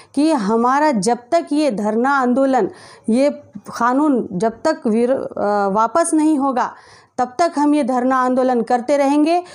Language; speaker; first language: Hindi; native; Hindi